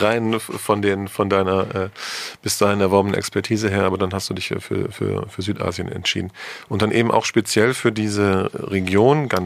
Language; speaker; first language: German; native; German